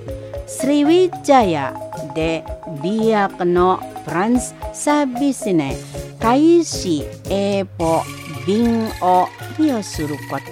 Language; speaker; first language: Japanese; non-native, fluent; Indonesian